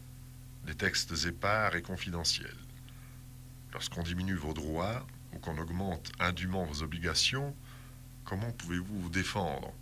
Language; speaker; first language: French; native; French